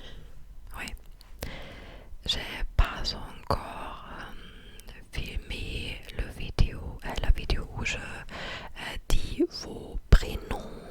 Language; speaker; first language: French; non-native, fluent; English